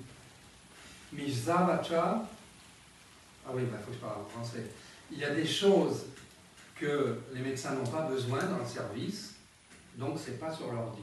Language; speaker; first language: French; native; French